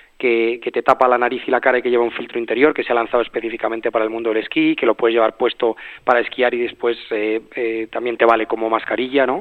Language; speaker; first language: Spanish; native; Spanish